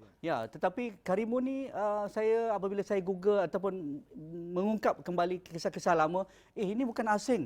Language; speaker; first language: Malay; native; Malay